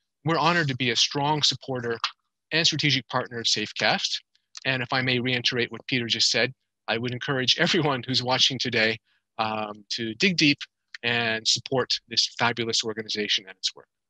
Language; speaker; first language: English; native; English